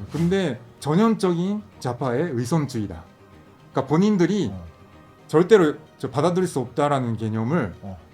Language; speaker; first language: Korean; non-native, fluent; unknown